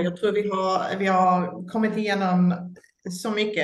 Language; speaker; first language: Swedish; non-native, fluent; English